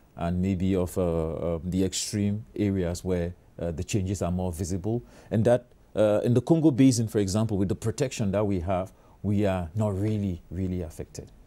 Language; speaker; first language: English; native; English